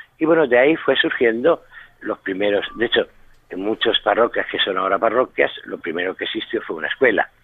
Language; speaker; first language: Spanish; native; Spanish